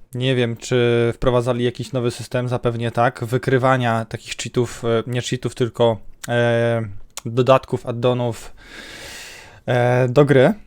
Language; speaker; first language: Polish; native; Polish